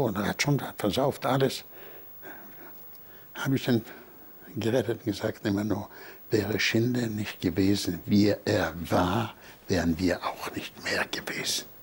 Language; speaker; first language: German; non-native, fluent; Polish